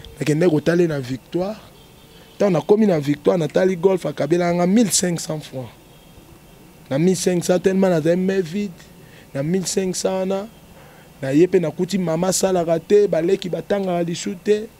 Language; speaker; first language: Lingala; native; Lingala